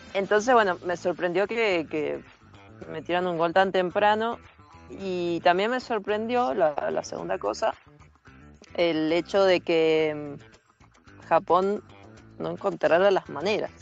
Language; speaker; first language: Spanish; native; Spanish